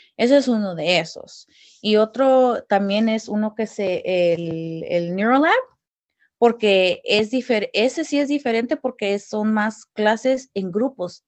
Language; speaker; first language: Spanish; early bilingual, heritage; Spanish